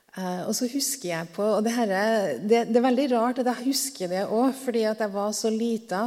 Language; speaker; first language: Norwegian; native; Norwegian